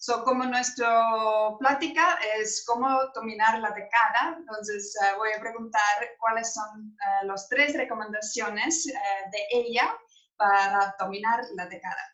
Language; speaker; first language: Spanish; non-native, fluent; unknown